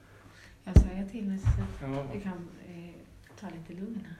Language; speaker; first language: Swedish; native; Swedish